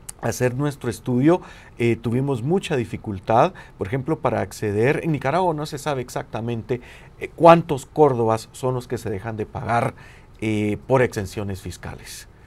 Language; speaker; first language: Spanish; native; Spanish